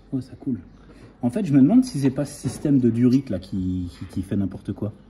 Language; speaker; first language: French; native; French